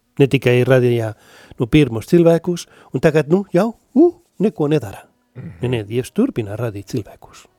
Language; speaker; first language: Latvian; non-native, learner; Spanish